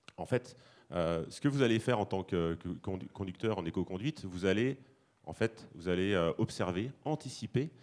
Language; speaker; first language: French; native; French